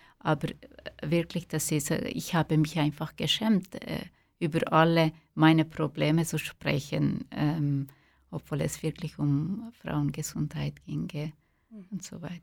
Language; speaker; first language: German; non-native, fluent; Kurdish